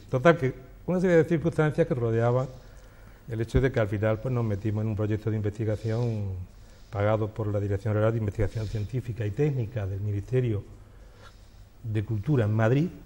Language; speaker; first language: Spanish; native; Spanish